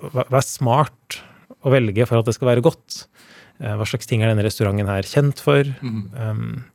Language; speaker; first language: Norwegian; native; Norwegian